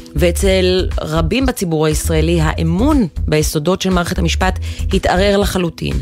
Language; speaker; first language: Hebrew; native; Hebrew